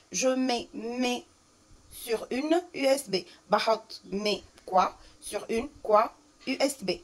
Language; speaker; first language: French; non-native, fluent; Arabic